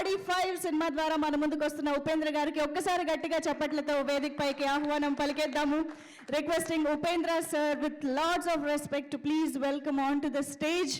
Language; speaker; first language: Telugu; native; Telugu